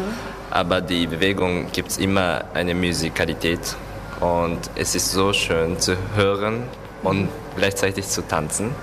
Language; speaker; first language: German; non-native, learner; Japanese